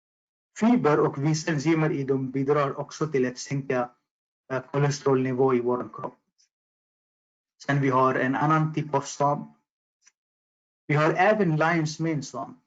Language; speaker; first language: Swedish; non-native, fluent; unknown